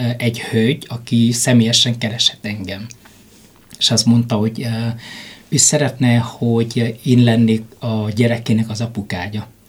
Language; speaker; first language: Hungarian; non-native, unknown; Vietnamese